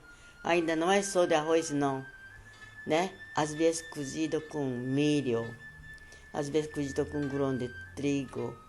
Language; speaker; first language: Portuguese; non-native, learner; Japanese